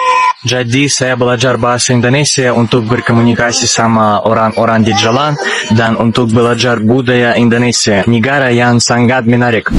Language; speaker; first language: Indonesian; non-native, learner; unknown